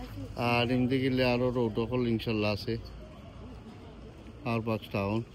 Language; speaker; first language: English; non-native, learner; Bangla